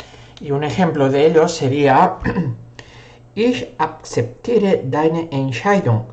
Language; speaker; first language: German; non-native, fluent; Spanish